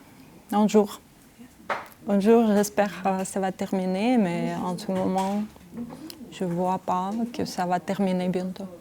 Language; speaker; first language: French; non-native, learner; Russian